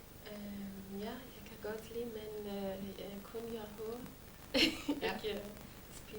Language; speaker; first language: Danish; non-native, learner; Persian